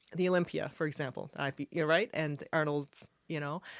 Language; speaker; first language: English; non-native, fluent; Arabic